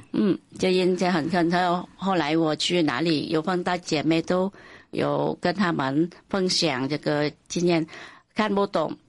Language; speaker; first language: Chinese; non-native, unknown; Vietnamese